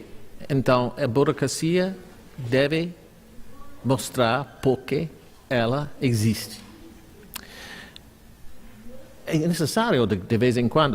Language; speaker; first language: Portuguese; non-native, fluent; English